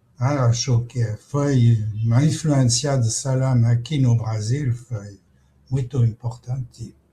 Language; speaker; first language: Portuguese; non-native, fluent; French